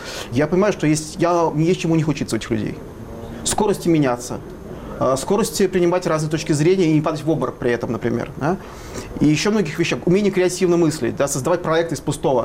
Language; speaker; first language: Russian; native; Russian